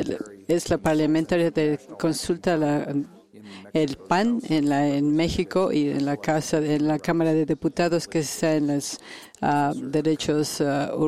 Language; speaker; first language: Spanish; non-native, fluent; English